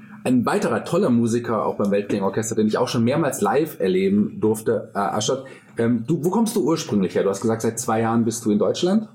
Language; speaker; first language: German; native; German